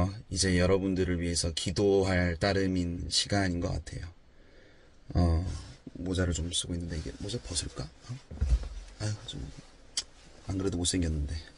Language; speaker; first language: Korean; native; Korean